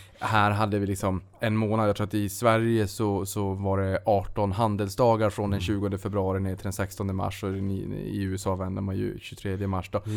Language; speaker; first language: Swedish; native; Swedish